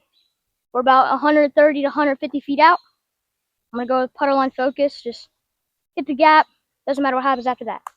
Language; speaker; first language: English; native; English